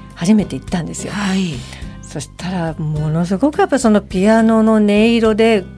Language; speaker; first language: Japanese; native; Japanese